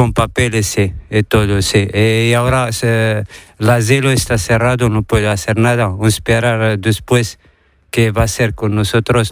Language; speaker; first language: Spanish; non-native, learner; Arabic